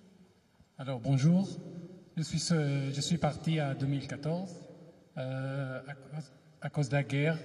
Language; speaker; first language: French; non-native, learner; Arabic